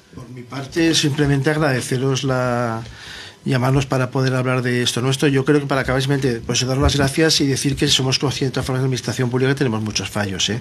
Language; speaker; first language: Spanish; non-native, local second language; Catalan